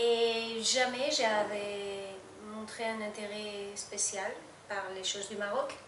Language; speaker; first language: French; non-native, fluent; Spanish